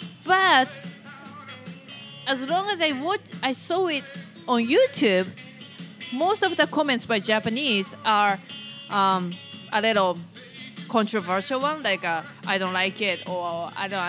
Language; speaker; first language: English; non-native, fluent; Japanese